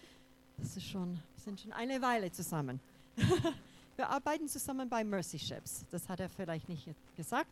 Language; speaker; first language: German; non-native, fluent; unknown